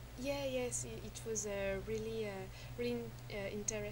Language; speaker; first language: English; non-native, learner; French